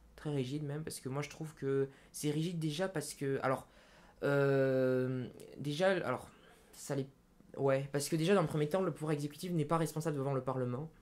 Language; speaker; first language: French; native; French